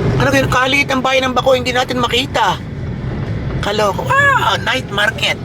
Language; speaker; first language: Filipino; native; Filipino